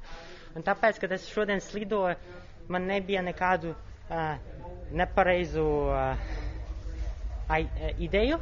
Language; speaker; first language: Latvian; non-native, local second language; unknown